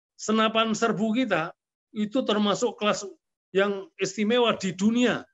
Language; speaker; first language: Indonesian; native; Indonesian